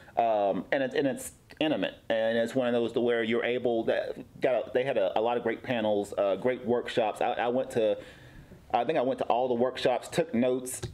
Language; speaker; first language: English; native; English